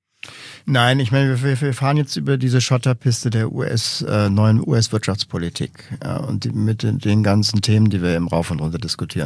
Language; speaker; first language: German; native; German